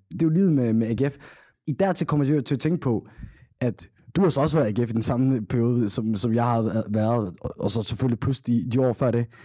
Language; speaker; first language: Danish; early bilingual, other home language; Somali